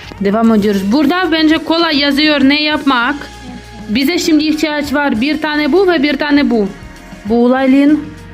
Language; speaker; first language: Turkish; non-native, learner; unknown